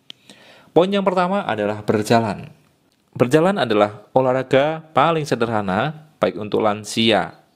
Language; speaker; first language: Indonesian; native; Indonesian